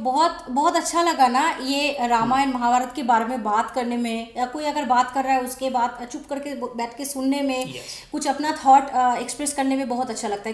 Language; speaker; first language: Hindi; non-native, local second language; Bangla